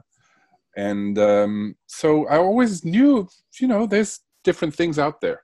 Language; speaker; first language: English; non-native, fluent; Spanish